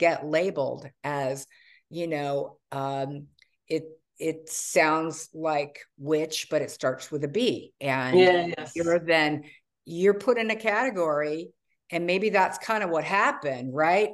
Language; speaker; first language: English; native; English